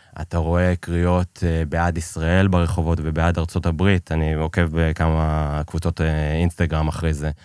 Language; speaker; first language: Hebrew; early bilingual, other home language; Persian